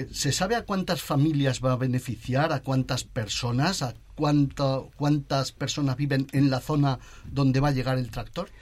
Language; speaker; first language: Spanish; native; Spanish